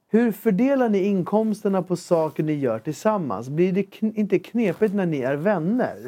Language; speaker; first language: Swedish; native; Swedish